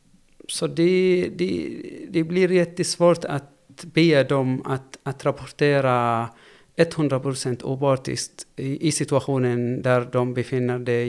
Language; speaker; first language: Swedish; non-native, fluent; Arabic